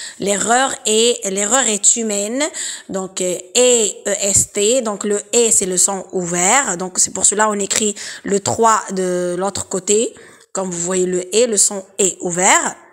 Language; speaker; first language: French; non-native, local second language; Arabic